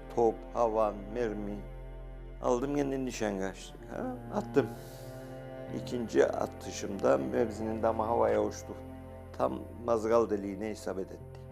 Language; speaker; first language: Turkish; native; Turkish